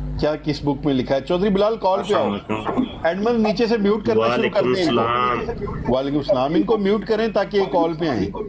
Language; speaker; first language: Hindi; non-native, local second language; Punjabi